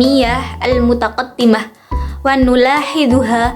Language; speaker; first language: Arabic; non-native, learner; Indonesian